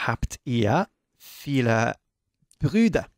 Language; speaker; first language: German; non-native, learner; Spanish